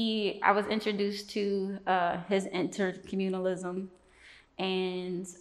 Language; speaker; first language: English; native; English